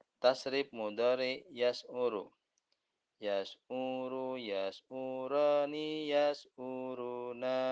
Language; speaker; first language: Arabic; non-native, learner; Indonesian